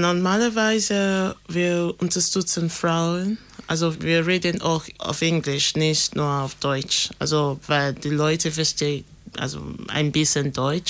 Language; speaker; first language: German; non-native, learner; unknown